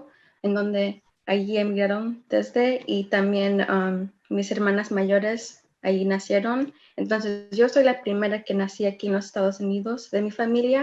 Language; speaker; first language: Spanish; early bilingual, heritage; Spanish